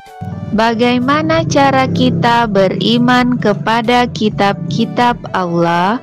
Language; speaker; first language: Indonesian; native; Indonesian